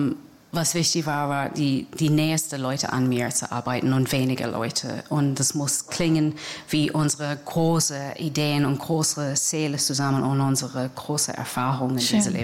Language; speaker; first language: German; non-native, learner; English